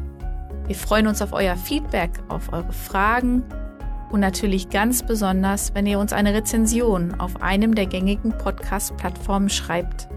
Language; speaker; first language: German; native; German